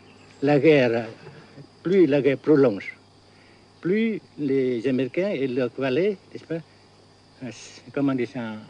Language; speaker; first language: French; non-native, fluent; Vietnamese